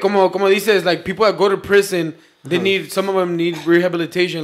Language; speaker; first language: English; early bilingual, other home language; Spanish